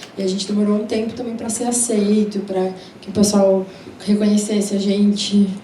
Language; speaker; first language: Portuguese; early bilingual, other home language; Spanish